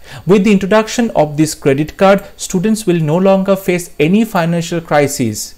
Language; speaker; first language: English; non-native, local second language; Bangla